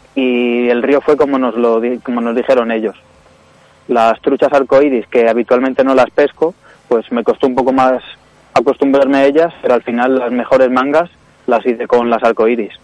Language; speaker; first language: Spanish; native; Spanish